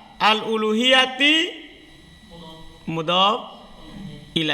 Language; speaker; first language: Arabic; non-native, fluent; Indonesian